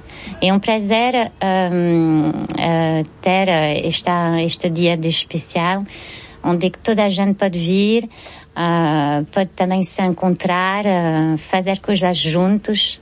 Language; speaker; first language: Portuguese; non-native, fluent; French